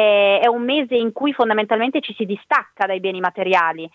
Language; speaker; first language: Italian; native; Italian